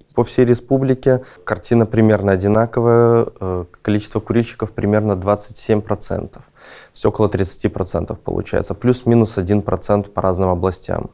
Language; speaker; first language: Russian; native; Russian